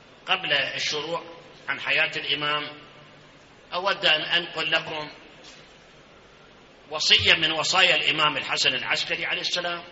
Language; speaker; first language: Arabic; native; Arabic